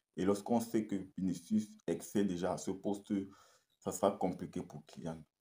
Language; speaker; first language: French; native; French